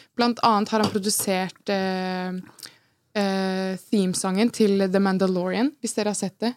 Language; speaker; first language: Norwegian; early bilingual, other home language; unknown